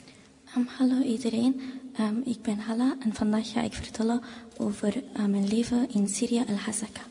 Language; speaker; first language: Dutch; non-native, fluent; Arabic